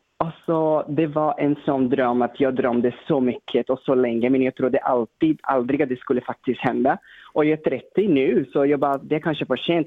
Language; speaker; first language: Swedish; non-native, fluent; Portuguese